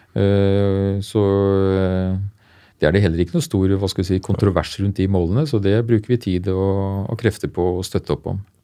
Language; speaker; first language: Norwegian; native; Norwegian